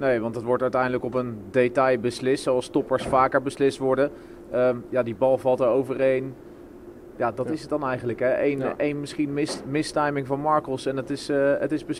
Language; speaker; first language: Dutch; native; Dutch